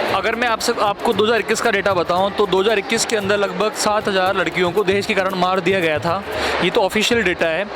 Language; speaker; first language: Hindi; native; Hindi